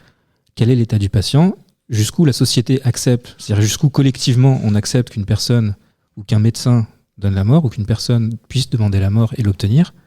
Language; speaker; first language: French; native; French